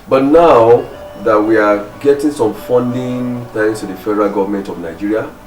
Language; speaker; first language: English; non-native, local second language; Yoruba